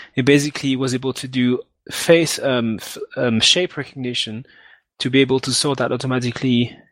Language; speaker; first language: English; non-native, fluent; French